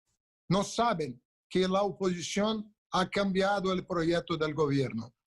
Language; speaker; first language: Spanish; non-native, local second language; Portuguese